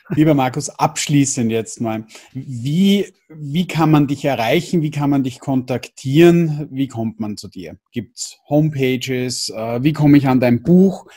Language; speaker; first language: German; native; German